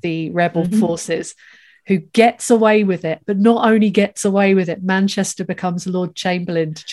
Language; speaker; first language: English; native; English